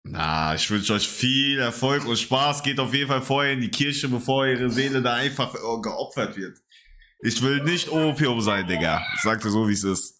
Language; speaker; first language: German; native; German